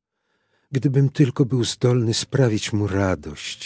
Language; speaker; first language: Polish; native; Polish